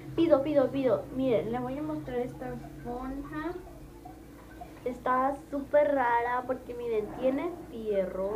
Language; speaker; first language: Spanish; native; Spanish